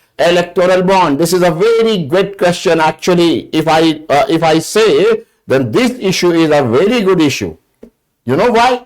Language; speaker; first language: Hindi; native; Hindi